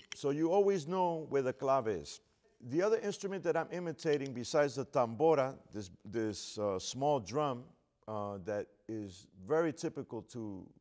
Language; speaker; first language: English; native; English